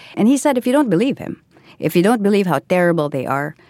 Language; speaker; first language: English; non-native, local second language; Filipino